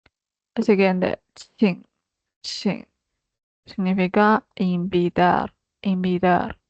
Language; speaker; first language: Spanish; non-native, fluent; Chinese